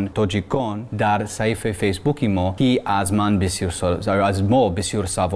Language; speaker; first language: Tajik; non-native, learner; English